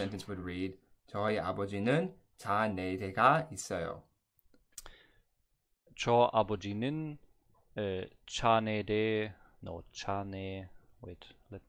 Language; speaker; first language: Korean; non-native, learner; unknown